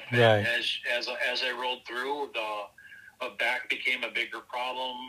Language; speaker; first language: English; native; English